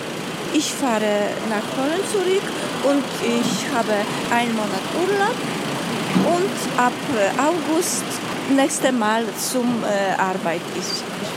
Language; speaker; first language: German; non-native, learner; Polish